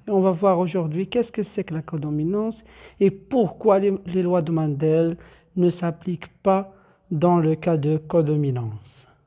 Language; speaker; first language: French; non-native, local second language; Arabic